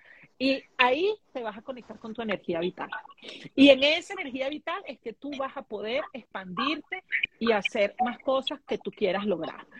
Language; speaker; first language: Spanish; native; Spanish